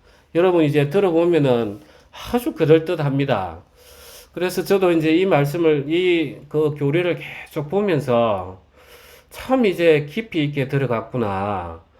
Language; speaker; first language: Korean; native; Korean